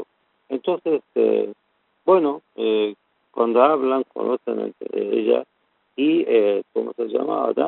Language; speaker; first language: Spanish; non-native, learner; Persian